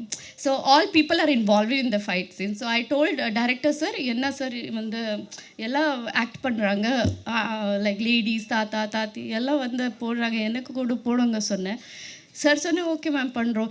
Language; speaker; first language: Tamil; non-native, learner; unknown